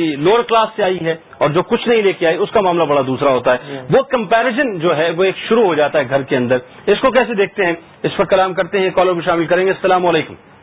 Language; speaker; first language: Urdu; native; Urdu